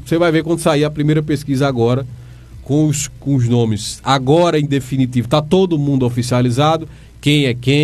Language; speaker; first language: Portuguese; native; Portuguese